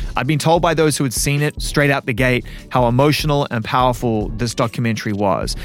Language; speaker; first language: English; native; English